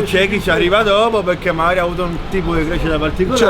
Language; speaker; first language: Italian; native; Italian